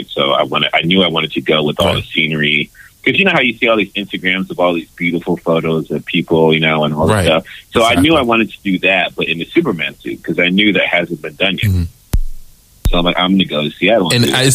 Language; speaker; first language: English; native; English